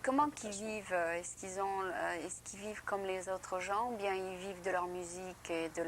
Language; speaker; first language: French; native; French